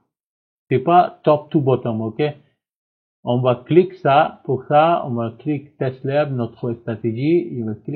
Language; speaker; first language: French; non-native, learner; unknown